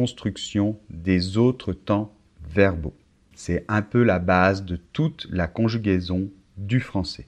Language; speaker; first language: French; native; French